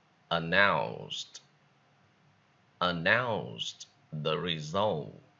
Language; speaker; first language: English; non-native, fluent; Vietnamese